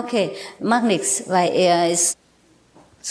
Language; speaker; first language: German; non-native, learner; Vietnamese